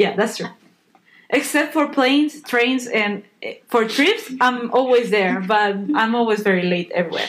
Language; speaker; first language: English; non-native, fluent; Spanish